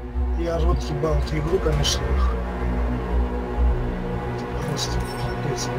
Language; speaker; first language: Russian; native; Russian